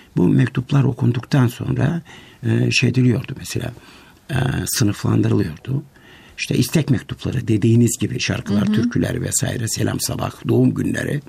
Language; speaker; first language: Turkish; native; Turkish